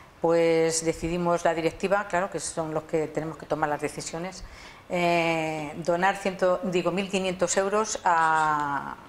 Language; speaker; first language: Spanish; native; Spanish